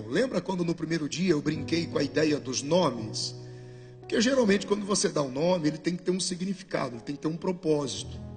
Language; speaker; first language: Portuguese; native; Portuguese